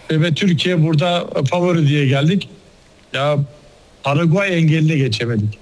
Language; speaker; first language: Turkish; native; Turkish